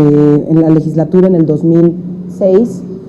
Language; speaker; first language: Spanish; native; Spanish